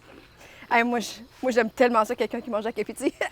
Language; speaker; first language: French; native; French